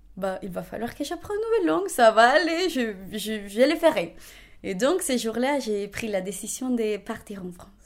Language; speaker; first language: French; non-native, fluent; Spanish